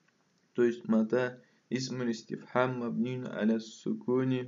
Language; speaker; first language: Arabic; non-native, fluent; Russian